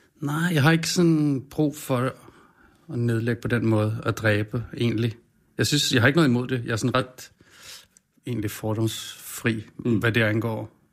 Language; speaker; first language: Danish; native; Danish